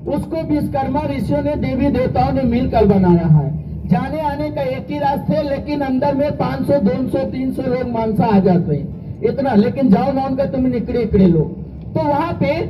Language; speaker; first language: Hindi; native; Hindi